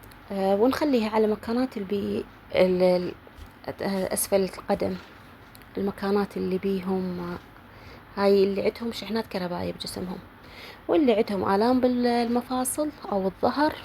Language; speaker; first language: Arabic; native; Arabic